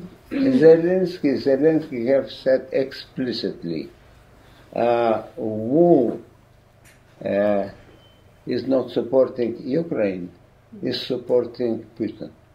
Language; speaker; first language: English; non-native, fluent; Lithuanian